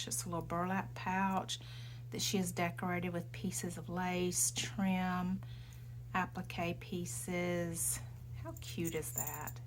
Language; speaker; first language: English; native; English